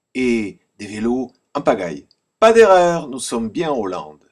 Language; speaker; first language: French; native; French